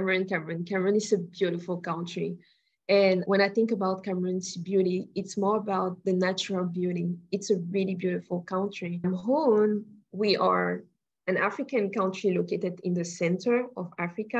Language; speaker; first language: English; non-native, local second language; French